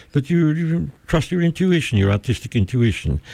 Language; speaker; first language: English; early bilingual, other home language; Spanish